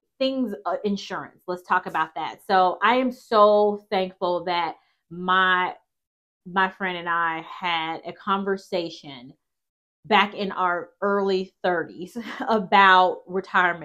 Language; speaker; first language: English; native; English